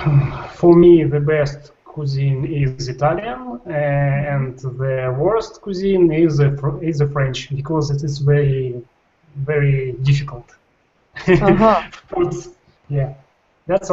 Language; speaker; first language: English; non-native, learner; Russian